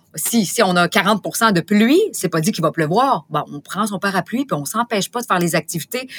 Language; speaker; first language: French; native; French